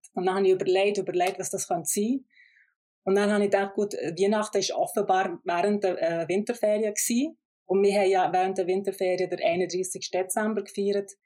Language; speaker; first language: German; early bilingual, other home language; Albanian